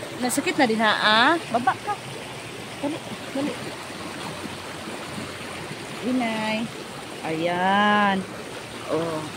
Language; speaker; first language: Filipino; non-native, local second language; Cebuano